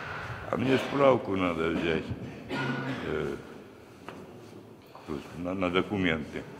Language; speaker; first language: Russian; native; Russian